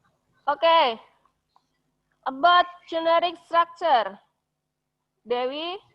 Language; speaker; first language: English; non-native, fluent; Indonesian